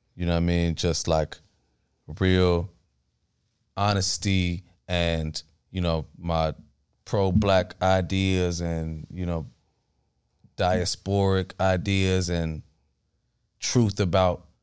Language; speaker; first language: English; early bilingual, other home language; Akan